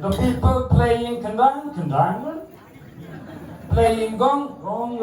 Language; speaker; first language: English; non-native, learner; Balinese